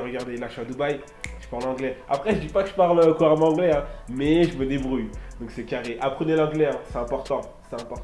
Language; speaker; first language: French; native; French